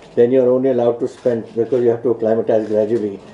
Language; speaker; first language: English; non-native, local second language; Punjabi